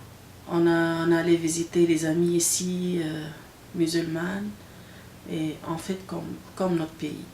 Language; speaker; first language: French; non-native, local second language; Arabic